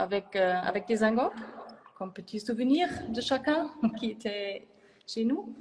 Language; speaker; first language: French; non-native, fluent; German